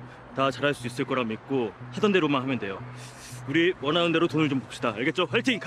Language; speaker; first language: Korean; native; Korean